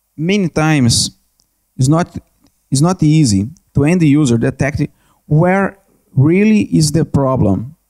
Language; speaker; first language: English; non-native, learner; Portuguese